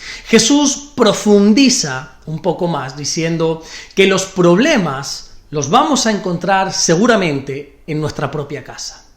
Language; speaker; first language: Spanish; native; Spanish